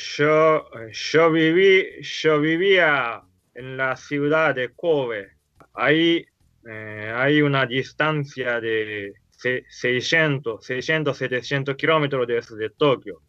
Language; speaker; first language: Spanish; non-native, learner; Japanese